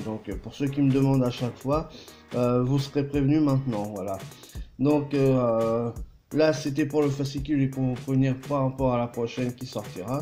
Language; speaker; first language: French; native; French